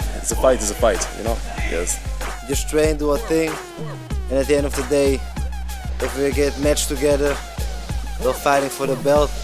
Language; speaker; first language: English; non-native, fluent; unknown